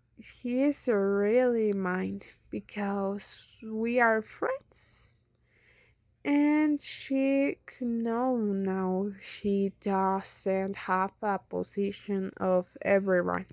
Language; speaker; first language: English; non-native, learner; Spanish